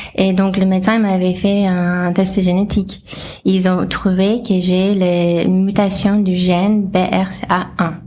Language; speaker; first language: French; non-native, fluent; English